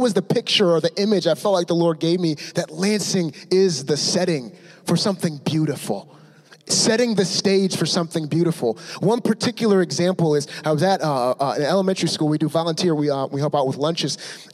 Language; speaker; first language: English; native; English